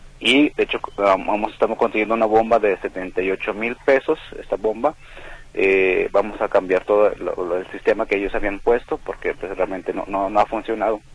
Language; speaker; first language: Spanish; non-native, local second language; Nahuatl languages